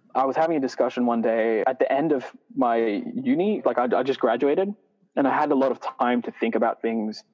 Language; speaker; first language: English; non-native, fluent; Arabic